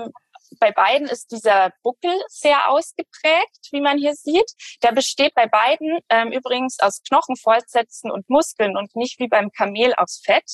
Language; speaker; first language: German; native; German